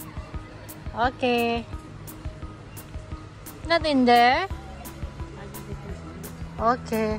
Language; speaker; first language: English; non-native, learner; Indonesian